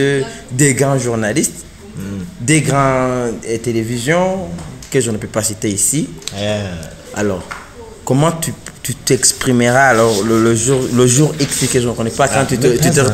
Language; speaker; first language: French; non-native, local second language; Rundi